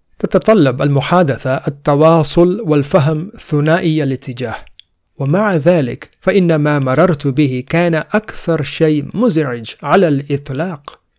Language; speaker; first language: Arabic; non-native, fluent; Urdu